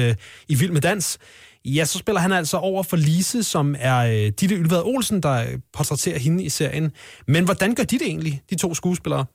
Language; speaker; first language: Danish; native; Danish